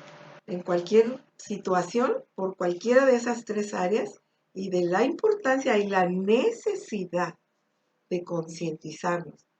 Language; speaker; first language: Spanish; native; Spanish